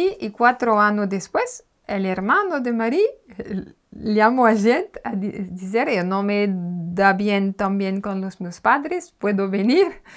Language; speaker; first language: Spanish; non-native, learner; French